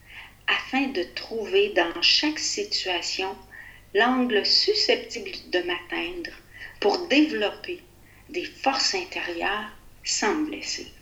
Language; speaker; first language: French; native; French